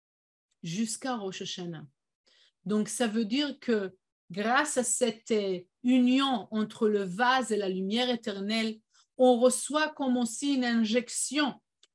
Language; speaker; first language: French; non-native, fluent; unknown